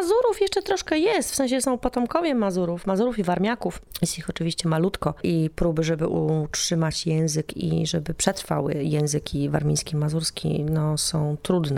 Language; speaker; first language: Polish; native; Polish